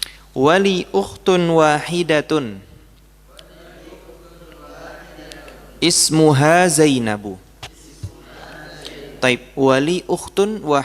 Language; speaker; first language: Arabic; non-native, fluent; Indonesian